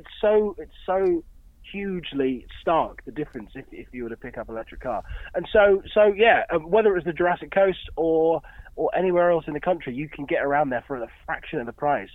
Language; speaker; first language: English; native; English